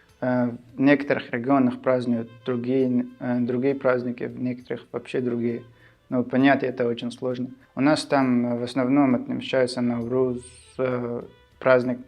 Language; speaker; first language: Russian; non-native, local second language; Shughni